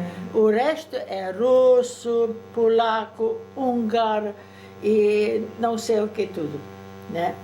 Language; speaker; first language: Portuguese; early bilingual, other home language; German